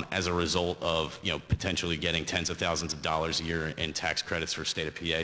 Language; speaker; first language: English; native; English